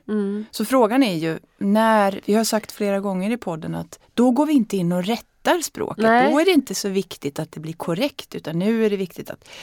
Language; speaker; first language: Swedish; native; Swedish